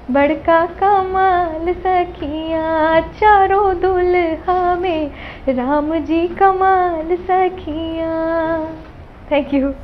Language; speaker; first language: Hindi; native; Hindi